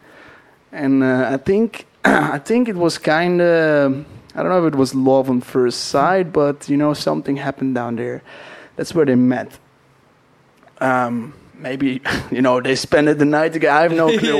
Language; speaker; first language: English; non-native, fluent; Dutch